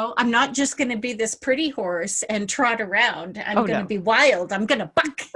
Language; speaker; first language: English; native; English